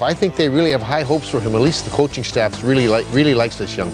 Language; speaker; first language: English; native; English